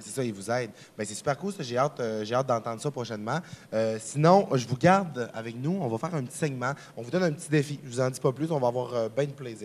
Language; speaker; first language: French; native; French